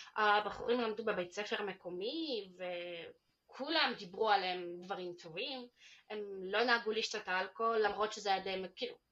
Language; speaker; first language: Hebrew; early bilingual, other home language; Russian